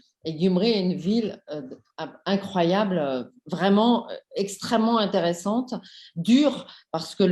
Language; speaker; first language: French; native; French